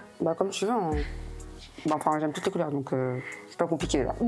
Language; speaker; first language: French; native; French